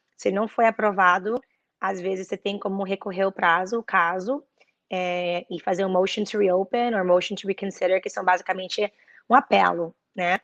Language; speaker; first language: Portuguese; early bilingual, heritage; Portuguese